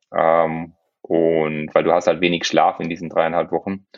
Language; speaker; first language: German; non-native, local second language; Luxembourgish